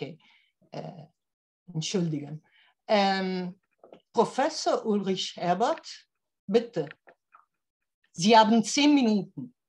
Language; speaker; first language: German; non-native, learner; Italian